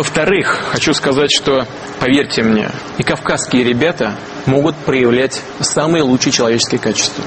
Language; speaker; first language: Russian; native; Russian